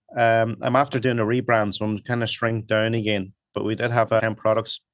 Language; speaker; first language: English; early bilingual, other home language; Cantonese